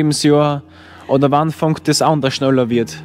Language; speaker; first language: German; native; German